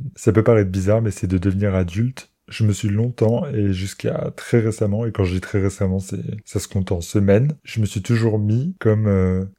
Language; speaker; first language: French; native; French